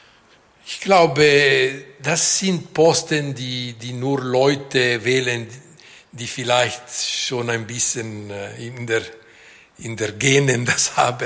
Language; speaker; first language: German; non-native, local second language; French